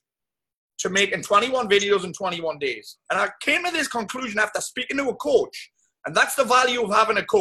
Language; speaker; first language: English; native; English